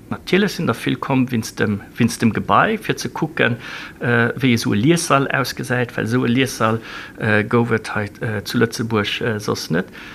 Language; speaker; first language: Luxembourgish; native; Luxembourgish